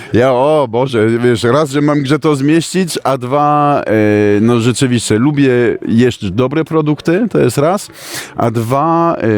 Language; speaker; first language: Polish; non-native, fluent; French